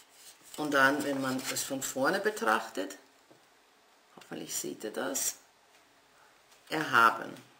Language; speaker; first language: German; non-native, fluent; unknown